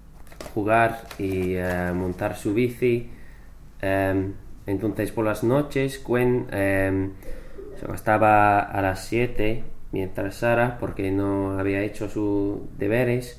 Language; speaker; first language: Spanish; non-native, fluent; English